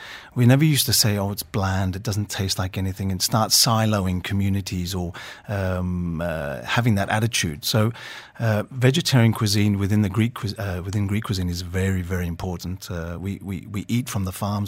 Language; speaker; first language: English; native; English